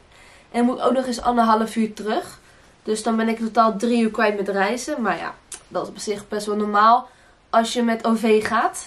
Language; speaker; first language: Dutch; early bilingual, other home language; Portuguese